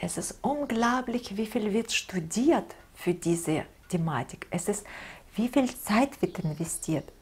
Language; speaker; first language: German; non-native, fluent; Russian